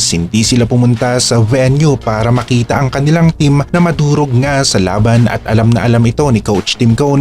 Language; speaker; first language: Filipino; native; Filipino